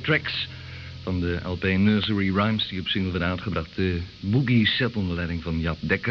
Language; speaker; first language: Dutch; native; Dutch